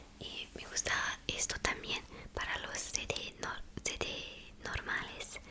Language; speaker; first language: Spanish; non-native, fluent; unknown